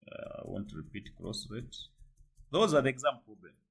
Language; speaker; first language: English; non-native, local second language; Swahili